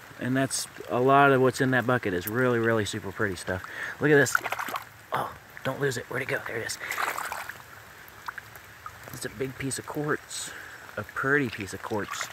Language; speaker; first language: English; native; English